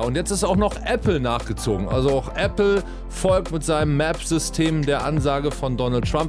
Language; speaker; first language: German; native; German